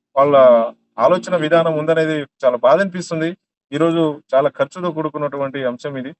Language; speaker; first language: Telugu; non-native, local second language; Lambadi